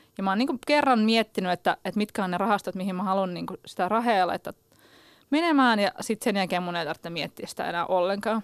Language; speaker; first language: Finnish; native; Finnish